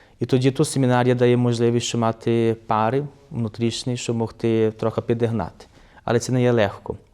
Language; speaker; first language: Ukrainian; early bilingual, heritage; Ukrainian